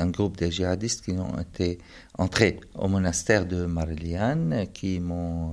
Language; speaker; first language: French; non-native, fluent; Arabic